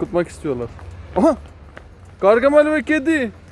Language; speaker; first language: Turkish; native; Turkish